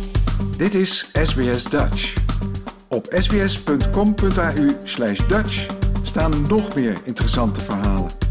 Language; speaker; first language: Dutch; native; Dutch